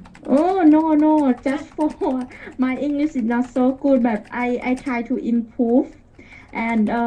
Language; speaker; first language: English; non-native, learner; Thai